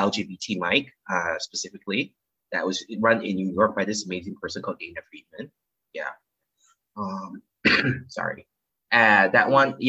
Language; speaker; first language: English; non-native, local second language; Chinese